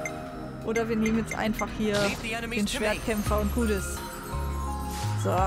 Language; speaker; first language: German; native; German